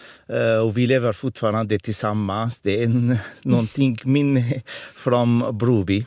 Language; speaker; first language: Swedish; non-native, fluent; Arabic